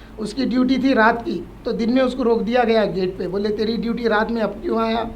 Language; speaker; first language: Urdu; native; Urdu